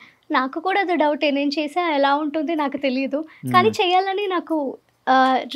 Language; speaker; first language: Telugu; non-native, learner; Malayalam